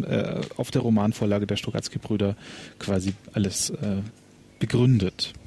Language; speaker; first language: German; native; German